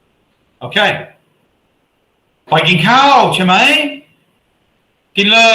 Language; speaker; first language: Thai; non-native, learner; English